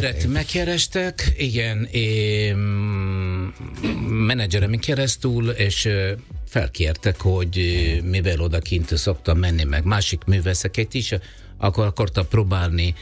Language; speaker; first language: Hungarian; non-native, fluent; Italian